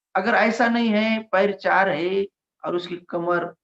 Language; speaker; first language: Hindi; non-native, local second language; Marathi